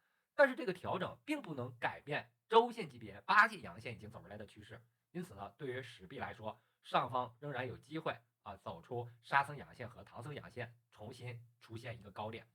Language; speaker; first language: Chinese; native; Chinese